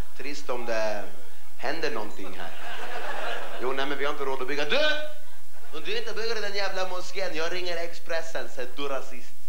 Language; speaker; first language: Swedish; early bilingual, other home language; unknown